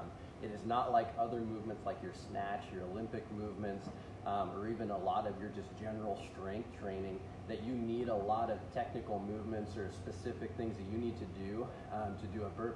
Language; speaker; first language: English; native; English